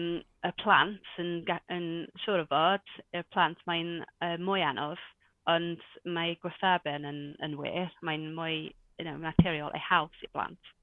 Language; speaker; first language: Welsh; non-native, local second language; English